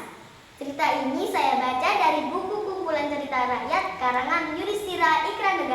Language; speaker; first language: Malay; non-native, local second language; Javanese